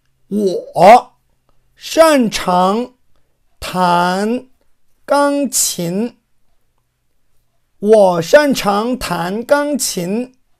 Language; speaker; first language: Chinese; non-native, fluent; Korean